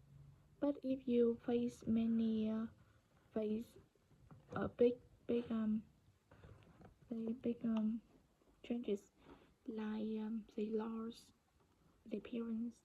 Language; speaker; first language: English; non-native, learner; Vietnamese